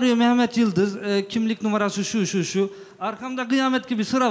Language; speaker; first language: Turkish; native; Turkish